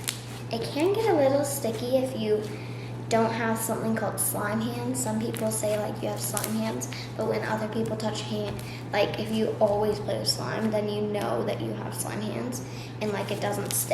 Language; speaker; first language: English; native; English